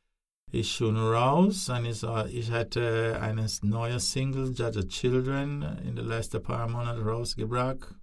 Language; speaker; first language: German; non-native, fluent; English